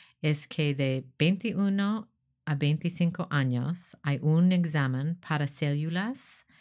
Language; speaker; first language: Spanish; non-native, learner; English